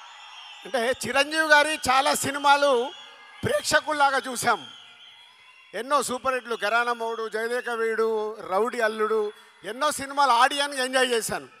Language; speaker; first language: Telugu; native; Telugu